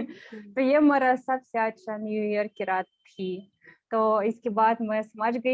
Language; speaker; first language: Hindi; non-native, learner; Russian